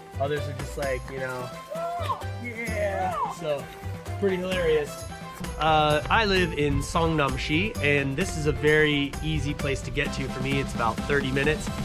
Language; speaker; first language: English; native; English